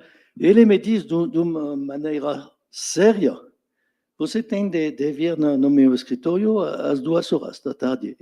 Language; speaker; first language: Portuguese; non-native, fluent; French